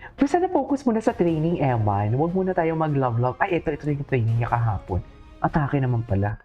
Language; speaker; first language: Filipino; native; Filipino